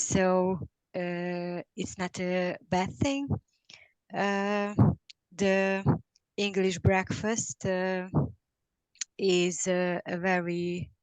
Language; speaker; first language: English; non-native, learner; Hungarian